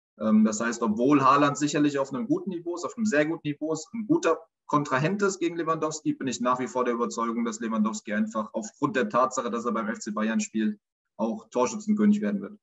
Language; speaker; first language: German; native; German